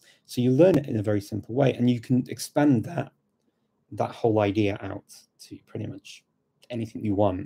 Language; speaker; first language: English; native; English